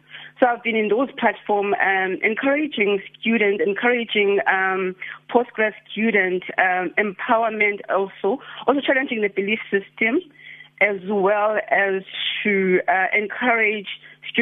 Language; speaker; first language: English; non-native, local second language; Xhosa